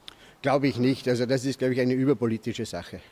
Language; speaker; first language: German; native; German